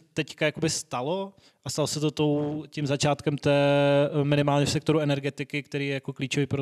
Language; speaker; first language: Czech; native; Czech